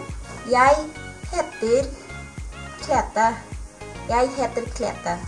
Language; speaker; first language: Norwegian; non-native, learner; Filipino